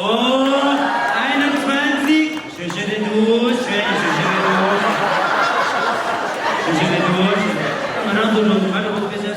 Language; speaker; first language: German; non-native, learner; Tibetan